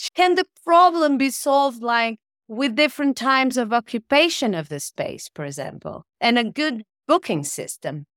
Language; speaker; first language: English; non-native, fluent; Portuguese